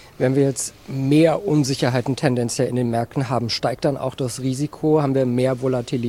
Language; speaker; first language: German; native; German